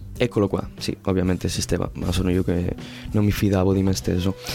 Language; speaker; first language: Italian; non-native, fluent; Spanish